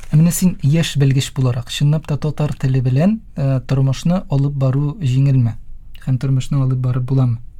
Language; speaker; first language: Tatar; native; Tatar